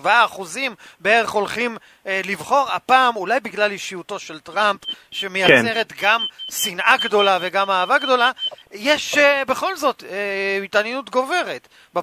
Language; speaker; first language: Hebrew; native; Hebrew